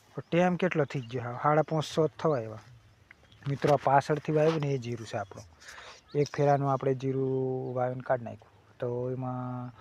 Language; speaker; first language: Gujarati; native; Gujarati